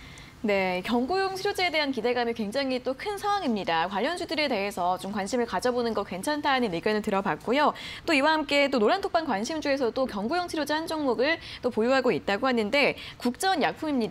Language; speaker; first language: Korean; native; Korean